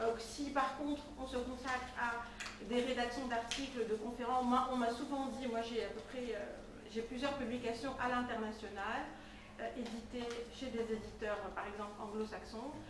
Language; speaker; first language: French; non-native, local second language; Arabic